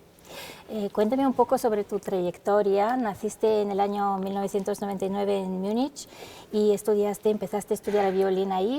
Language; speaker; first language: Spanish; native; Spanish